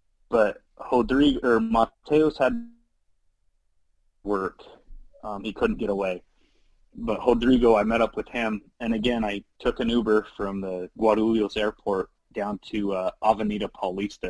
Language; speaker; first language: English; native; English